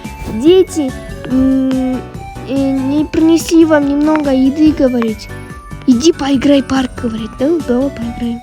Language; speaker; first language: Russian; non-native, local second language; Kazakh